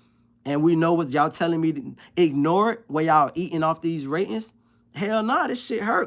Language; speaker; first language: English; native; English